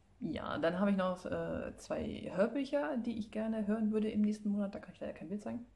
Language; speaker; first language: German; native; German